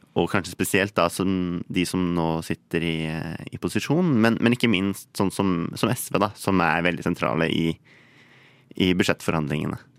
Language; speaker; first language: Norwegian; native; Norwegian